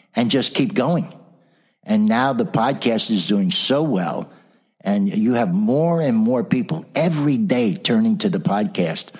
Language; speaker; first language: English; native; English